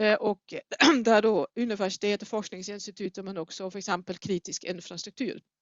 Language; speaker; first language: Swedish; non-native, fluent; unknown